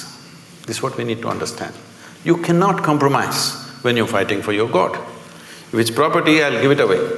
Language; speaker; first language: English; non-native, local second language; Kannada